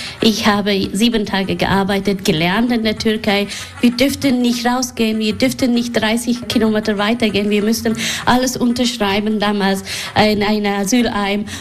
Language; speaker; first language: German; non-native, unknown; Persian